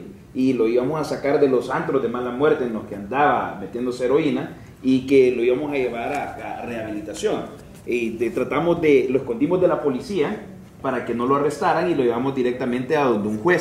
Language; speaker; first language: Spanish; native; Spanish